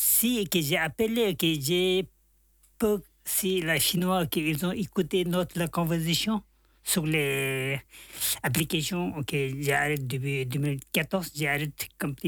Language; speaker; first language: French; non-native, learner; Tibetan